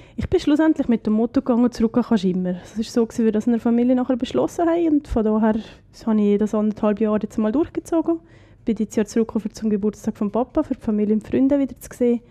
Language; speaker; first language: German; native; German